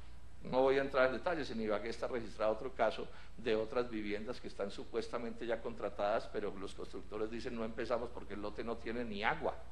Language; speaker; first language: Spanish; native; Spanish